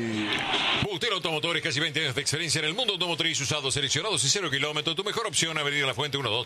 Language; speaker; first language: Spanish; native; Spanish